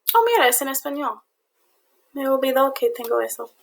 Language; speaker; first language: Spanish; non-native, learner; English